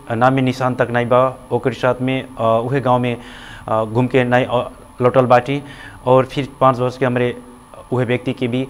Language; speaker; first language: Bhojpuri; non-native, local second language; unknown